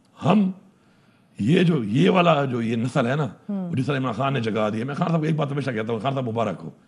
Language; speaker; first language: Urdu; non-native, local second language; Pashto